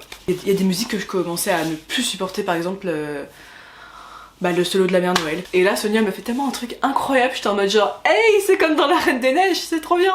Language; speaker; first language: French; native; French